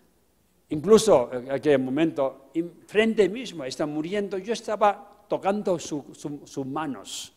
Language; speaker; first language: Spanish; non-native, fluent; Tibetan